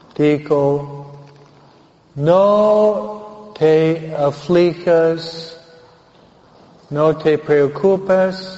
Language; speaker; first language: Spanish; non-native, fluent; English